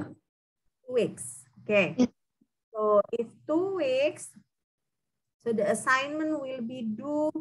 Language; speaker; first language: English; non-native, fluent; Indonesian